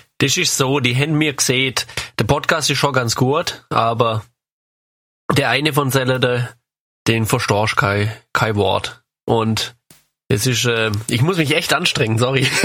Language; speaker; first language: German; native; German